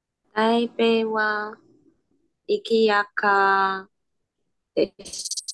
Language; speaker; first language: Japanese; non-native, learner; Chinese